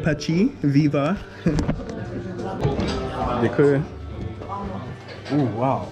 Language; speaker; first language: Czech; non-native, learner; English